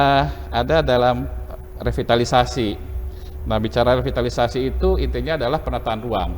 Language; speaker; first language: Indonesian; native; Indonesian